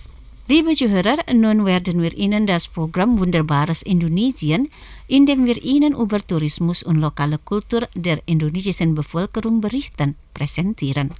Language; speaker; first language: German; non-native, fluent; Indonesian